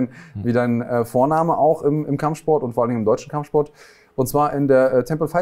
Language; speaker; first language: German; native; German